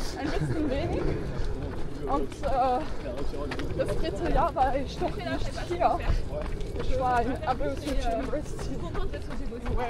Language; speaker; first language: German; non-native, fluent; French